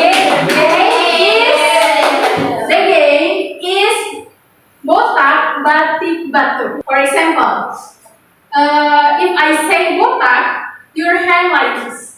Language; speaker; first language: English; non-native, learner; Indonesian